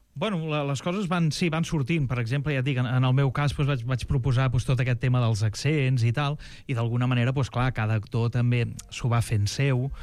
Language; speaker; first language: Catalan; native; Catalan